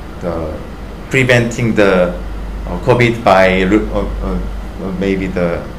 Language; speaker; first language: English; non-native, learner; Korean